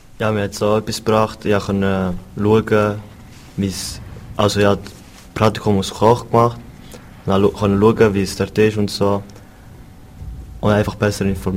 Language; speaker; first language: German; non-native, learner; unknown